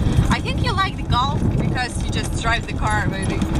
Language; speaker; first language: English; non-native, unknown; Russian